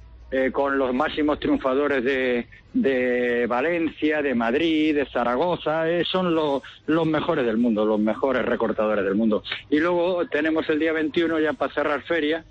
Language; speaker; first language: Spanish; native; Spanish